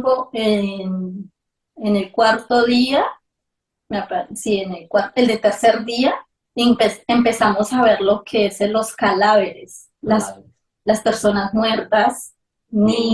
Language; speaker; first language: Spanish; native; Spanish